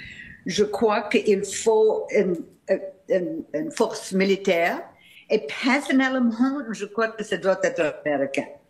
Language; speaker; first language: French; non-native, fluent; English